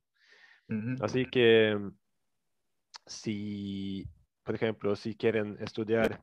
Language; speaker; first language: Spanish; non-native, fluent; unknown